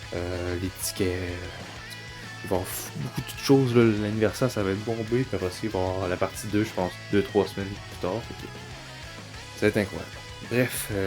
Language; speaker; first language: French; native; French